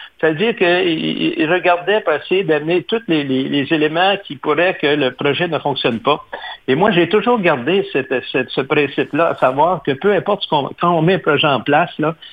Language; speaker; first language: French; native; French